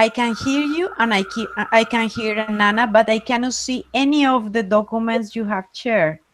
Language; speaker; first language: English; non-native, fluent; Spanish